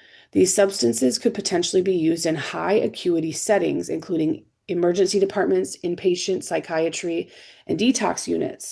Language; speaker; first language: English; native; English